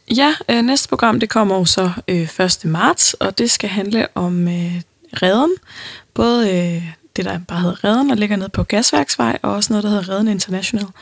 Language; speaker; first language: Danish; native; Danish